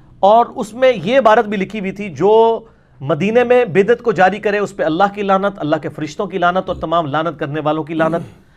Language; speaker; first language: Urdu; non-native, local second language; Punjabi